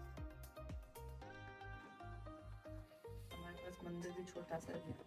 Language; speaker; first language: Hindi; native; Hindi